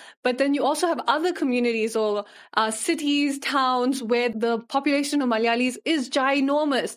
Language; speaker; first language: English; early bilingual, other home language; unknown